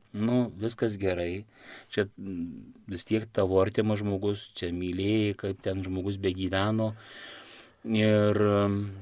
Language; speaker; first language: Lithuanian; native; Lithuanian